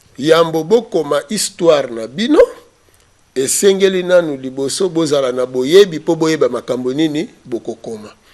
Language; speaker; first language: Lingala; non-native, local second language; Kongo